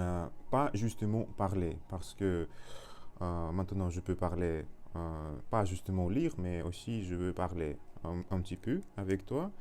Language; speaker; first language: French; non-native, learner; Russian